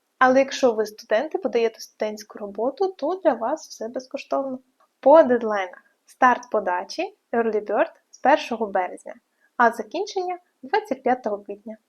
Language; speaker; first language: Ukrainian; native; Ukrainian